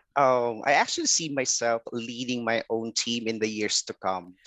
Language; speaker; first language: English; non-native, local second language; Filipino